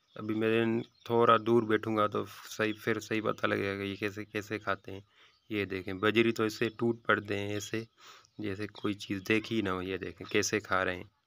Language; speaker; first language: Urdu; non-native, local second language; Sindhi